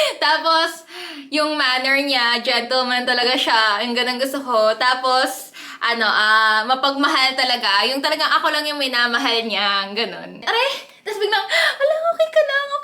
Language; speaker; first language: Filipino; early bilingual, other home language; Korean